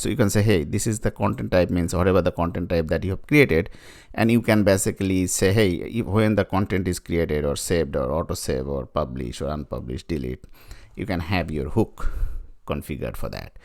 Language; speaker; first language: English; non-native, fluent; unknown